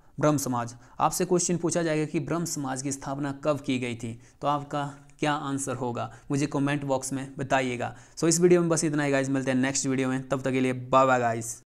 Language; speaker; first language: Hindi; native; Hindi